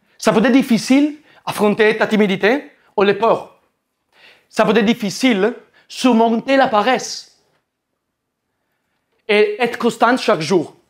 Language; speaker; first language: French; non-native, learner; Italian